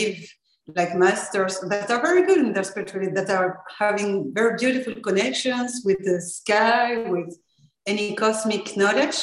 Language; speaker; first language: English; non-native, fluent; French